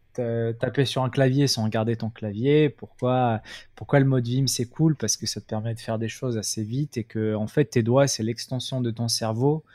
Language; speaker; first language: French; non-native, local second language; Arabic